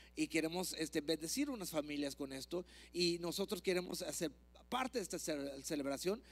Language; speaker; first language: Spanish; early bilingual, heritage; Spanish